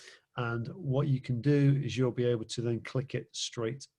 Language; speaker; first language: English; native; English